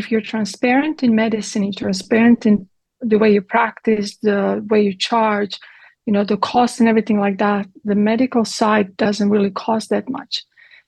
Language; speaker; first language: English; non-native, fluent; Croatian